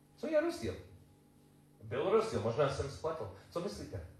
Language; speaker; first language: Czech; non-native, learner; English